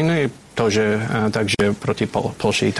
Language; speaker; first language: Ukrainian; non-native, fluent; English